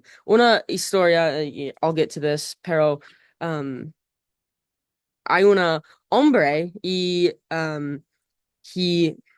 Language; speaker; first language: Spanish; non-native, learner; English